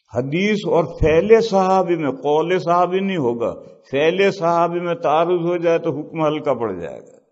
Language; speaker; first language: Urdu; non-native, local second language; Gujarati